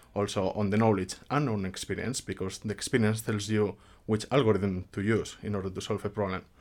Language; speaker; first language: English; non-native, fluent; Spanish